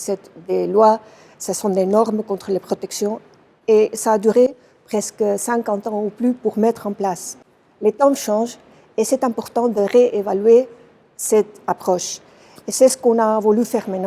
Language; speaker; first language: French; non-native, fluent; Dutch